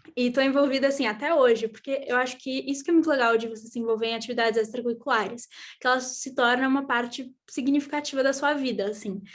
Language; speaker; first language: Portuguese; native; Portuguese